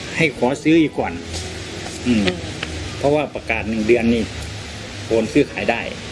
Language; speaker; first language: Thai; native; Thai